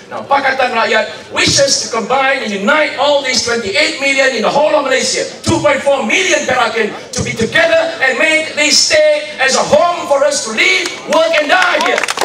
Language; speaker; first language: English; non-native, local second language; Malay